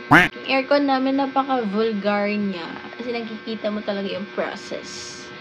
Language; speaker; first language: Filipino; non-native, local second language; Cebuano